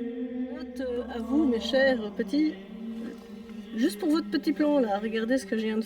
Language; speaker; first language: French; native; French